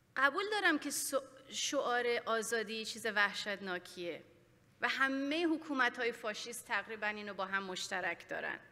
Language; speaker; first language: Persian; early bilingual, heritage; Persian